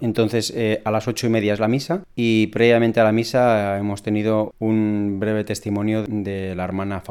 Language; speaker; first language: Spanish; native; Spanish